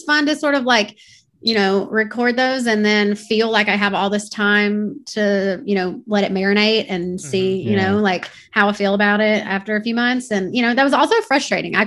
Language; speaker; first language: English; native; English